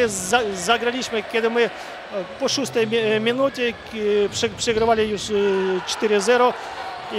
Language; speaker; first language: Polish; non-native, fluent; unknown